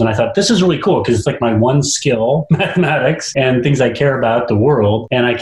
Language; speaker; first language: English; native; English